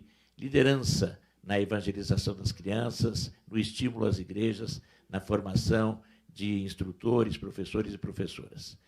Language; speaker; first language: Portuguese; native; Portuguese